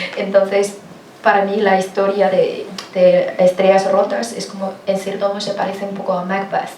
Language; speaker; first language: Spanish; non-native, fluent; Chinese